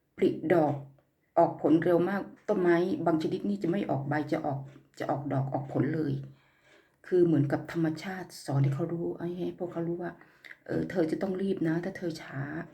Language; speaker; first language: Thai; native; Thai